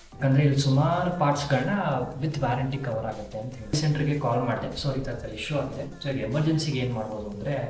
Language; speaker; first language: Kannada; native; Kannada